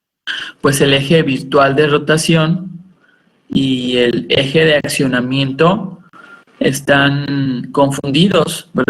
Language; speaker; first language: Spanish; native; Spanish